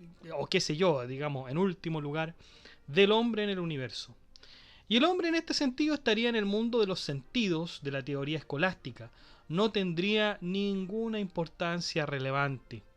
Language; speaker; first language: Spanish; native; Spanish